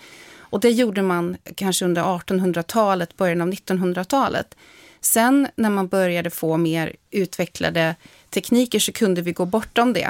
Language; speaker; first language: Swedish; native; Swedish